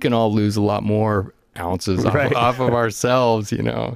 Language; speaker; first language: English; native; English